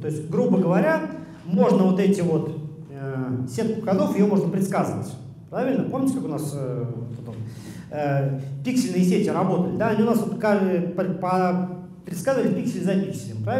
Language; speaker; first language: Russian; native; Russian